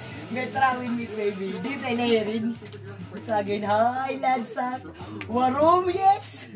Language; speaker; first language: German; non-native, learner; Filipino